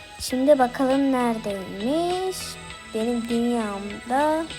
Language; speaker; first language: Turkish; native; Turkish